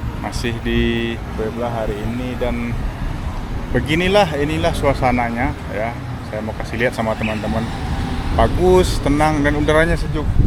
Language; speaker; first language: Indonesian; non-native, local second language; Minangkabau